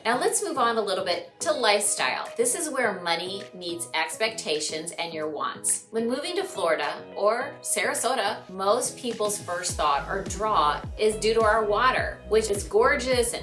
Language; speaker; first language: English; native; English